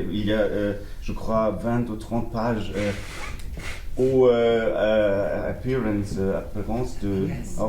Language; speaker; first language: French; non-native, learner; German